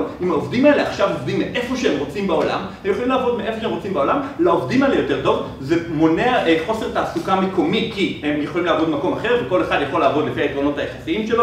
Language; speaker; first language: Hebrew; native; Hebrew